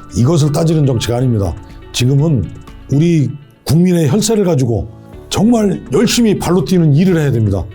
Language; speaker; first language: Korean; native; Korean